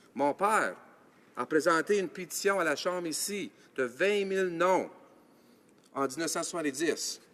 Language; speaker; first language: French; native; French